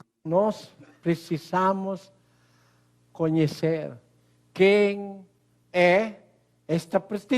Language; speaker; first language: Portuguese; non-native, learner; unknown